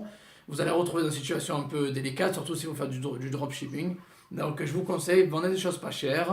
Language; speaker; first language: French; native; French